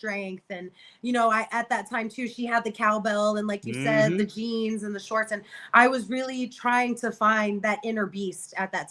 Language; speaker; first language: English; native; English